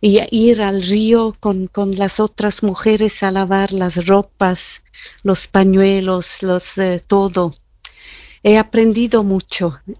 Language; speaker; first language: Spanish; non-native, fluent; Italian